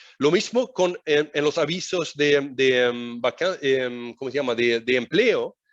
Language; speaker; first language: Spanish; non-native, fluent; Swedish